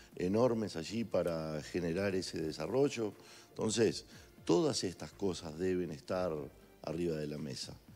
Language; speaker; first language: Spanish; native; Spanish